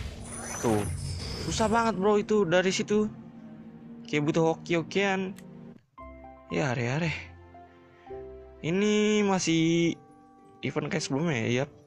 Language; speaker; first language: Indonesian; native; Indonesian